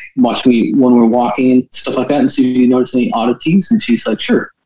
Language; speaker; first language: English; native; English